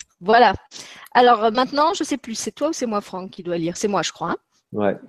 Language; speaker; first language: French; native; French